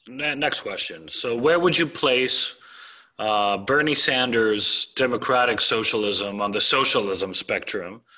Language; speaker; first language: English; non-native, fluent; Greek